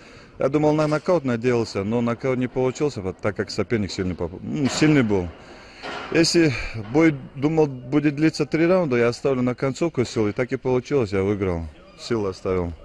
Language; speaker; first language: Russian; non-native, local second language; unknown